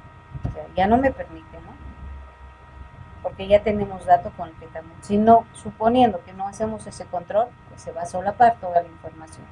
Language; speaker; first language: Spanish; native; Spanish